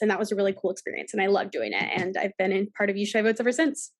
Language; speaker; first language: English; native; English